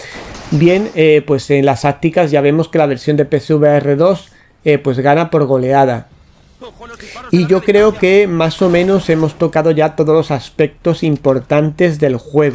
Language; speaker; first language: Spanish; native; Spanish